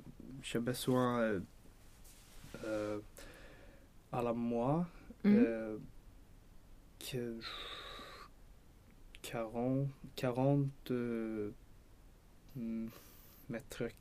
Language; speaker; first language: French; non-native, learner; Swedish